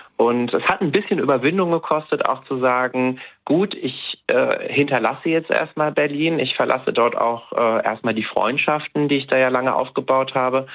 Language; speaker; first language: German; native; German